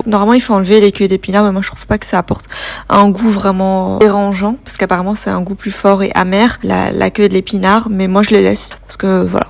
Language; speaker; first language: French; native; French